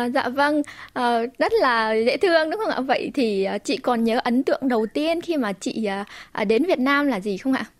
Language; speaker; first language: Vietnamese; native; Vietnamese